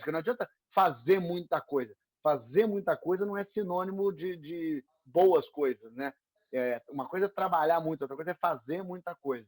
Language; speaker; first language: Portuguese; native; Portuguese